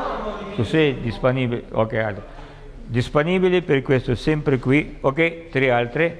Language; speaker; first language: Italian; non-native, learner; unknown